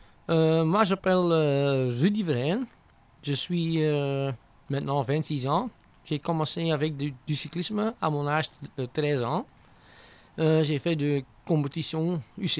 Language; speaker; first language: French; non-native, local second language; Dutch